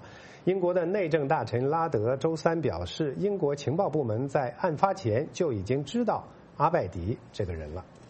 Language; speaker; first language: Chinese; native; Chinese